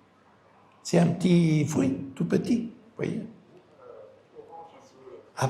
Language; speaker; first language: French; non-native, fluent; Spanish